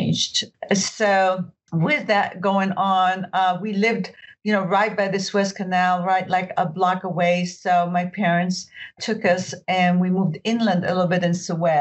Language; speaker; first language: English; early bilingual, other home language; Arabic